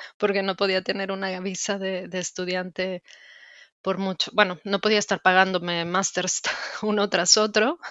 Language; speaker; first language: Spanish; native; Spanish